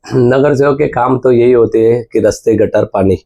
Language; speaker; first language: Hindi; non-native, local second language; Marathi